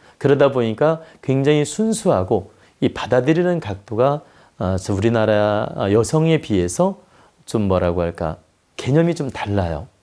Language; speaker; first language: Korean; native; Korean